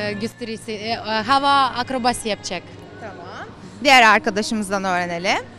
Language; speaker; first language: Turkish; non-native, learner; Russian